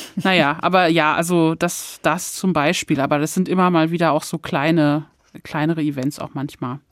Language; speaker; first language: German; native; German